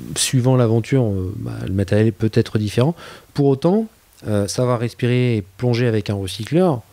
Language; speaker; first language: French; native; French